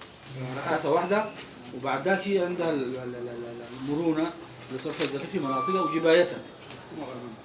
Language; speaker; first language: Arabic; native; Arabic